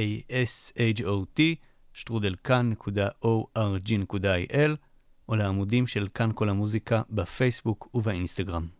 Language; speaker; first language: Hebrew; native; Hebrew